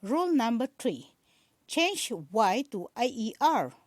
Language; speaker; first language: English; non-native, local second language; Malay